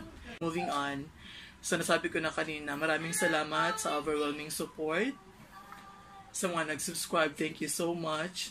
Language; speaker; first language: Filipino; non-native, local second language; Cebuano